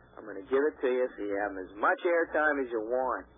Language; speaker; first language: English; native; English